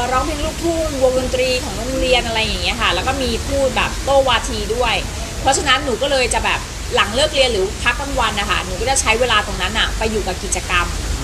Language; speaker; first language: Thai; native; Thai